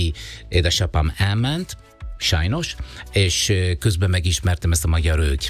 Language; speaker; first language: Hungarian; non-native, learner; Italian